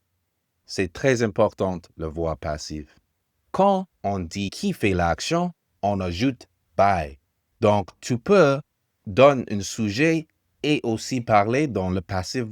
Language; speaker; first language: French; non-native, learner; English